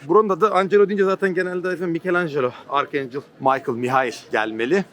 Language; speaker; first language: Turkish; native; Turkish